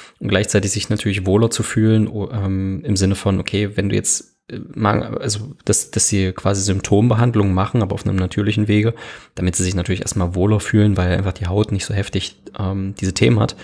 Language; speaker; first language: German; native; German